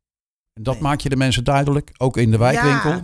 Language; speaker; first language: Dutch; native; Dutch